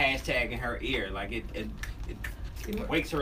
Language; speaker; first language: English; native; English